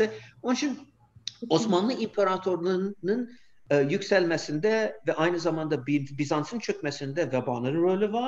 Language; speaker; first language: Turkish; non-native, fluent; English